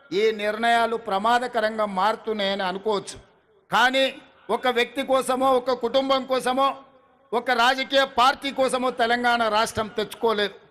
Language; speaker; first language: Telugu; native; Telugu